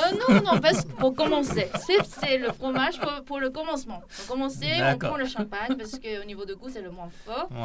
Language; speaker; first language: French; non-native, fluent; Chinese